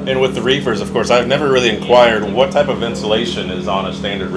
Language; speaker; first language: English; native; English